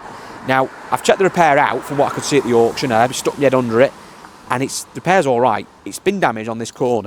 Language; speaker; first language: English; native; English